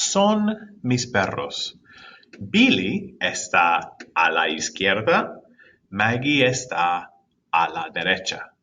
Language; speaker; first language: Spanish; non-native, fluent; English